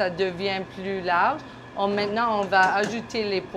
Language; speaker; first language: French; non-native, local second language; English